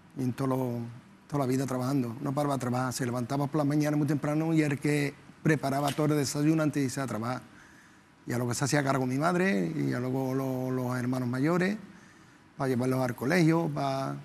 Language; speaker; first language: Spanish; native; Spanish